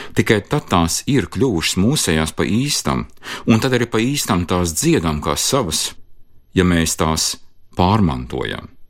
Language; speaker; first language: Latvian; native; Latvian